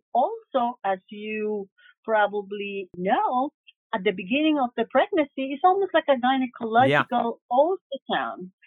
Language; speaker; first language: English; early bilingual, other home language; Spanish